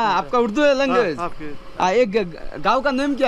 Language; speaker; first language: Hindi; non-native, learner; Bangla